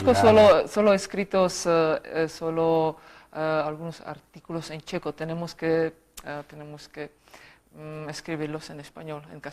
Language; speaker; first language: Spanish; non-native, fluent; Czech